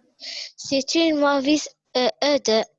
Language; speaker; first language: French; non-native, learner; Arabic